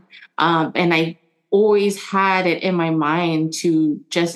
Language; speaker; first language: English; early bilingual, other home language; German